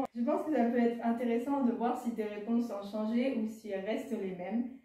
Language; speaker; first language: French; native; French